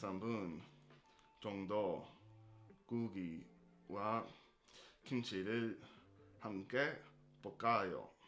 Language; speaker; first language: Korean; non-native, learner; English